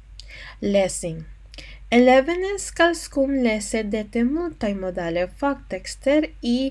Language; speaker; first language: Norwegian; non-native, learner; Filipino